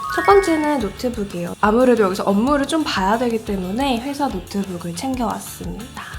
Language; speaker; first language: Korean; native; Korean